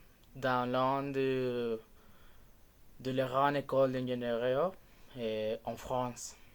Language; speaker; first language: French; non-native, learner; Spanish